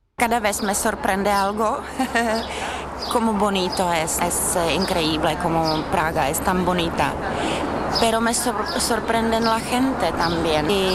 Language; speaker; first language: Spanish; non-native, learner; Czech